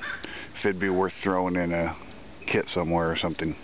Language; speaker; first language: English; native; English